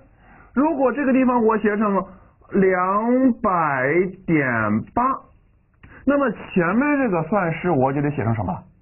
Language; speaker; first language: Chinese; native; Chinese